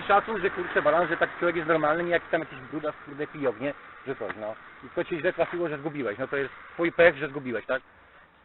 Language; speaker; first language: Polish; native; Polish